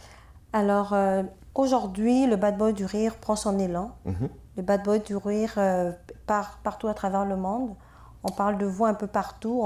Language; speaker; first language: French; native; French